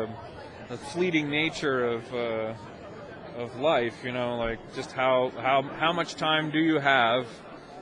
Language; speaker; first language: English; native; English